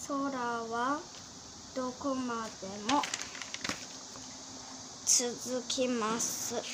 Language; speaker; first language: Japanese; early bilingual, heritage; Korean